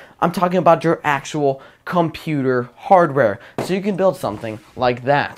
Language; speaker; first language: English; native; English